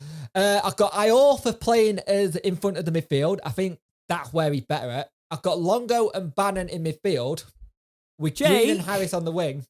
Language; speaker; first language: English; native; English